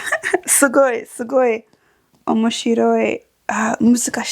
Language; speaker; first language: Japanese; non-native, learner; English